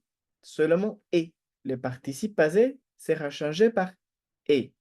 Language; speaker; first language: French; non-native, fluent; Spanish